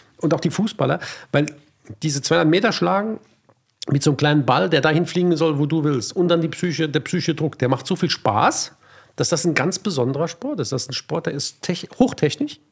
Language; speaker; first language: German; native; German